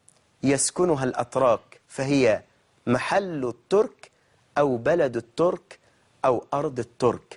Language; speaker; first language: Arabic; native; Arabic